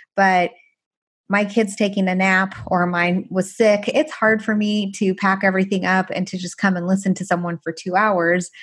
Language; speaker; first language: English; non-native, fluent; Persian